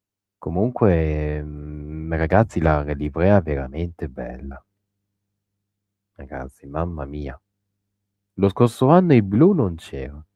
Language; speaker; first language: Italian; native; Italian